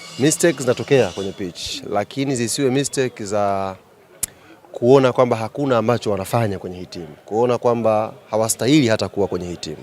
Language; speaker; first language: Swahili; native; Swahili